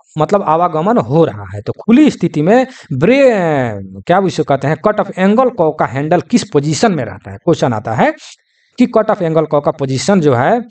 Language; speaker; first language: Hindi; native; Hindi